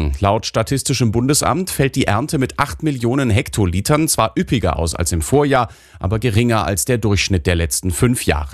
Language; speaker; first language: German; native; German